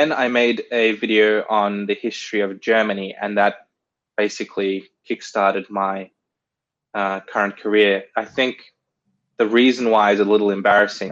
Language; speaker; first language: English; native; English